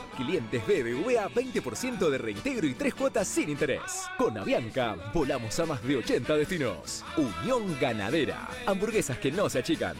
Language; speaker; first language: Spanish; native; Spanish